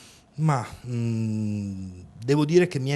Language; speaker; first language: Italian; native; Italian